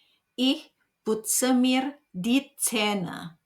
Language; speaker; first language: German; non-native, fluent; Indonesian